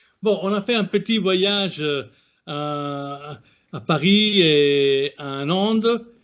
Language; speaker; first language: French; non-native, fluent; Italian